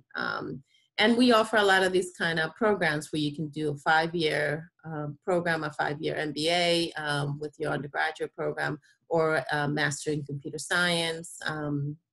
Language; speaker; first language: English; non-native, fluent; Spanish